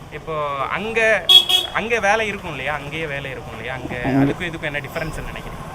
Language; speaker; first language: Tamil; native; Tamil